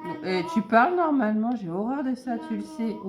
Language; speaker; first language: French; native; French